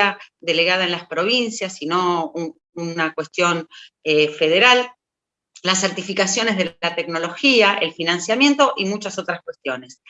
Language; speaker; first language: Spanish; native; Spanish